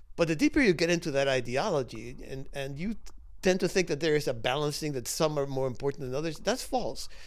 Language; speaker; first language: English; early bilingual, other home language; Spanish